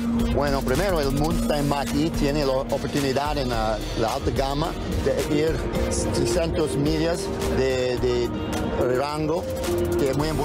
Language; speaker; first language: Spanish; non-native, fluent; English